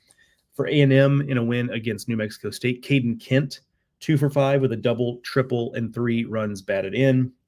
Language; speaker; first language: English; native; English